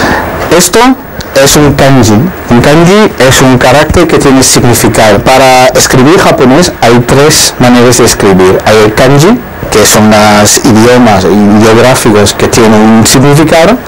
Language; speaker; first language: Spanish; non-native, fluent; Dutch